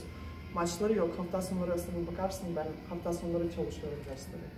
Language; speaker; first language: Turkish; non-native, fluent; Russian